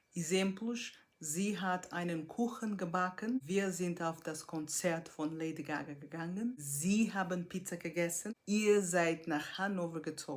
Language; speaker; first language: German; non-native, fluent; Portuguese